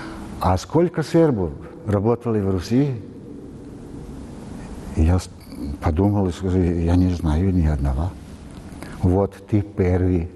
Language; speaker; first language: Russian; non-native, learner; Serbian